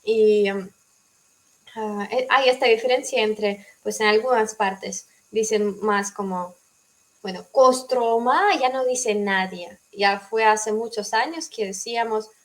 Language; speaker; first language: Spanish; non-native, fluent; Russian